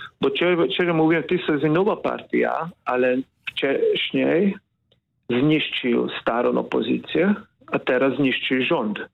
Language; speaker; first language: Polish; non-native, fluent; Hungarian